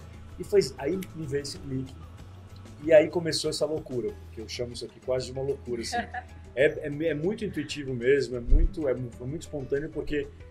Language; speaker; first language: Portuguese; native; Portuguese